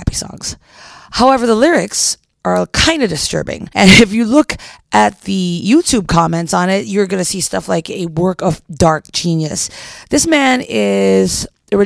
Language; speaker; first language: English; non-native, local second language; Filipino